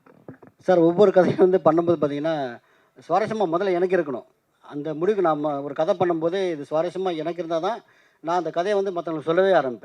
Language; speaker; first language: Tamil; native; Tamil